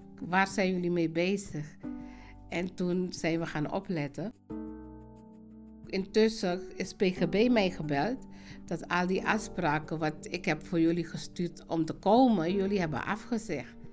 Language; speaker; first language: Dutch; non-native, fluent; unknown